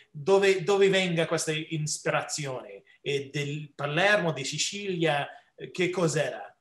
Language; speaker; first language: Italian; early bilingual, heritage; English